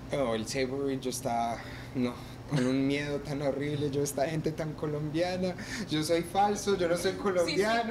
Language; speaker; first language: Spanish; early bilingual, heritage; Spanish